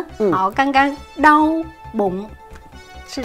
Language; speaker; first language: Chinese; non-native, local second language; Vietnamese